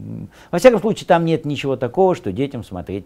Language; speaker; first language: Russian; native; Russian